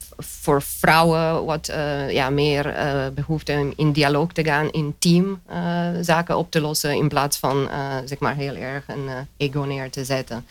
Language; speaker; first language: Dutch; non-native, fluent; Romanian